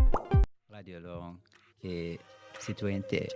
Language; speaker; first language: French; non-native, learner; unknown